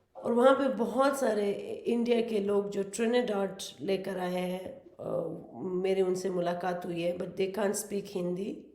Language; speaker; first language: Urdu; non-native, fluent; Persian